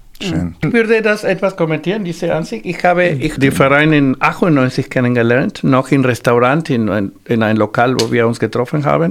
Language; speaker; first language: German; non-native, fluent; Spanish